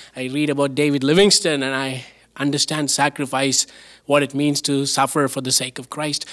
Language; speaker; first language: English; non-native, local second language; Tamil